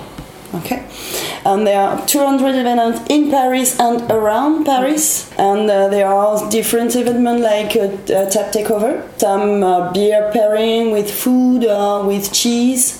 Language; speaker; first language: English; non-native, learner; French